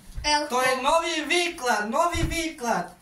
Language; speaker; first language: Slovak; non-native, local second language; Romany